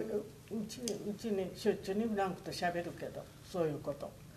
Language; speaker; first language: Japanese; native; Japanese